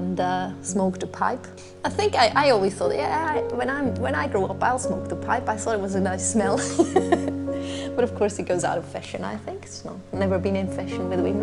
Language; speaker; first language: English; non-native, fluent; Swiss German